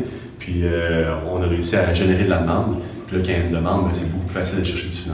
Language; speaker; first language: French; native; French